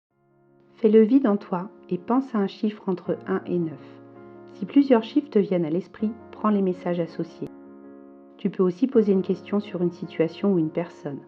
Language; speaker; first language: French; native; French